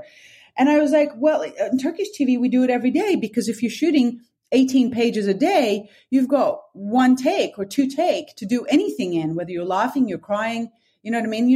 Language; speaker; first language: English; native; English